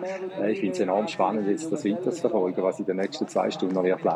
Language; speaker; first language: German; native; German